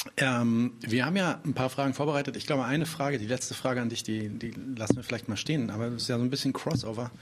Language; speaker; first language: German; early bilingual, other home language; Arabic